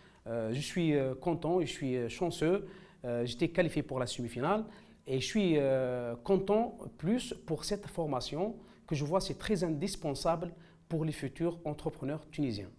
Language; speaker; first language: French; non-native, local second language; Arabic